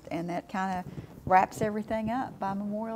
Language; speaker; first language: English; native; English